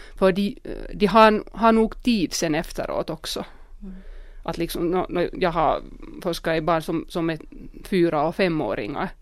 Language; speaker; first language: Swedish; non-native, local second language; Finnish